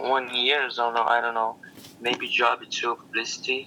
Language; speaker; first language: English; non-native, learner; Portuguese